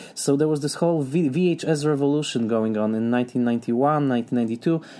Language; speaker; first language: English; non-native, fluent; Polish